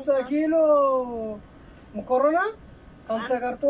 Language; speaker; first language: Arabic; non-native, learner; Amharic